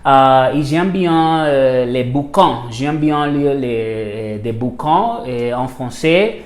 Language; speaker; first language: French; non-native, learner; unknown